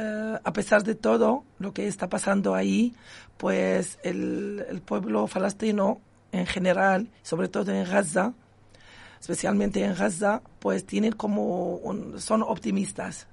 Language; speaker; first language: Spanish; non-native, local second language; Arabic